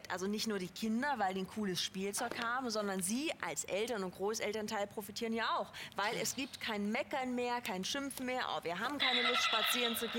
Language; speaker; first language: German; native; German